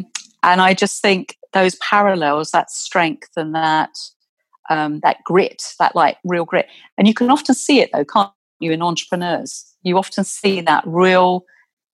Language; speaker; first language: English; native; English